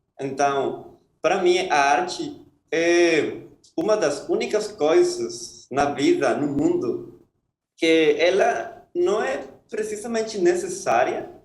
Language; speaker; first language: Portuguese; non-native, fluent; Spanish